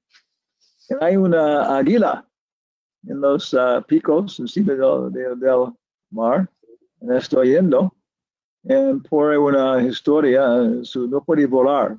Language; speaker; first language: Spanish; non-native, learner; English